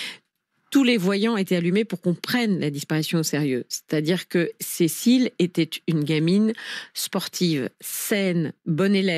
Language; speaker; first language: French; native; French